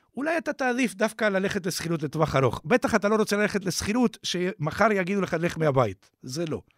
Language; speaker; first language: Hebrew; non-native, fluent; Spanish